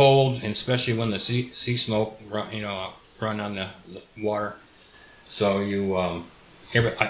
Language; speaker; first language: English; native; English